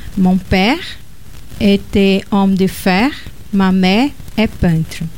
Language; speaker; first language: French; non-native, learner; Portuguese